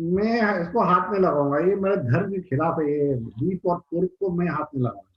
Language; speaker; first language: Hindi; non-native, local second language; Marathi